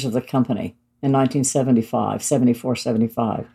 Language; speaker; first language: English; native; English